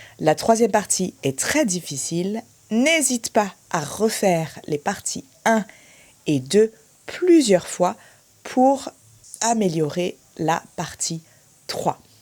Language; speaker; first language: French; native; French